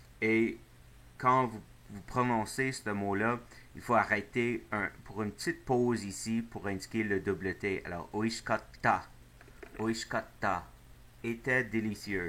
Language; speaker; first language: French; non-native, fluent; English